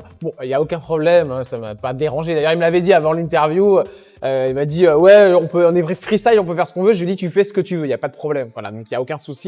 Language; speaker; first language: French; native; French